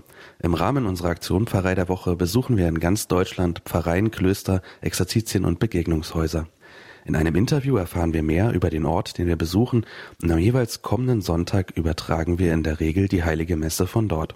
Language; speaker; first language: German; native; German